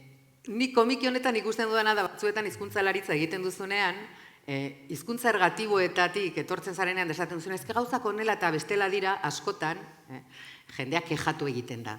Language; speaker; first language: Basque; native; Basque